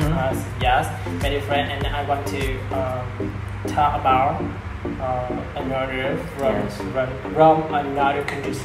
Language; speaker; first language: English; non-native, learner; Vietnamese